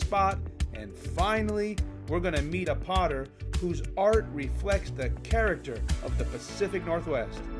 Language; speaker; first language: English; native; English